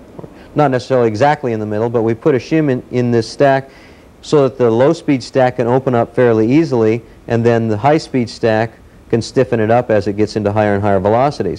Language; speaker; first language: English; native; English